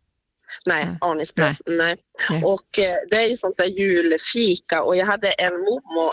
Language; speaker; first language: Swedish; native; Swedish